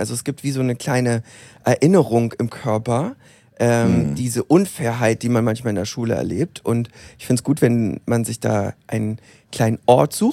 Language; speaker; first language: German; native; German